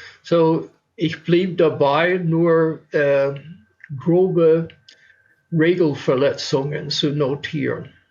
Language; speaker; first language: German; non-native, fluent; English